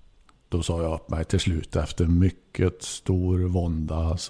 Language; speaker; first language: Swedish; native; Swedish